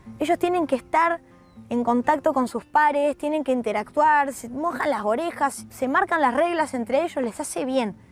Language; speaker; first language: Spanish; native; Spanish